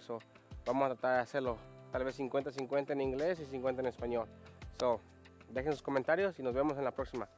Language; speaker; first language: Spanish; early bilingual, heritage; Spanish